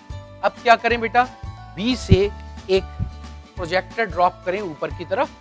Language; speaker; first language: Hindi; native; Hindi